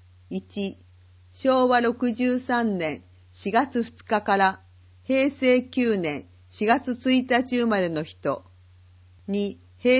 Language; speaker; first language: Japanese; native; Japanese